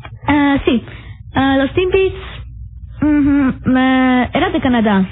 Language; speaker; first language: Spanish; early bilingual, heritage; Spanish